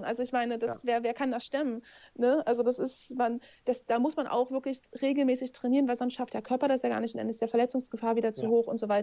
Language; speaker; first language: German; native; German